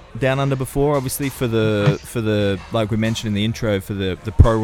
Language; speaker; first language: English; native; English